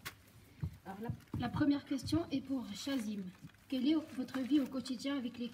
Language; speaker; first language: French; native; French